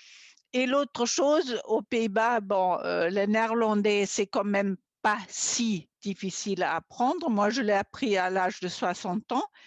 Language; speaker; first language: French; non-native, fluent; German